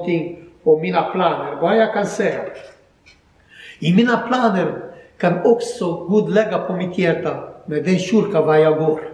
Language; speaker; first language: Swedish; non-native, learner; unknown